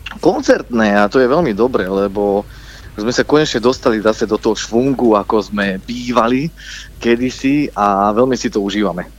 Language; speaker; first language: Slovak; native; Slovak